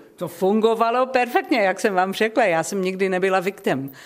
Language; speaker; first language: Czech; early bilingual, heritage; Czech